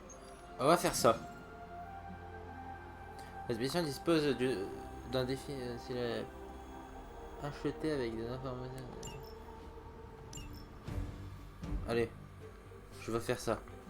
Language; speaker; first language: French; native; French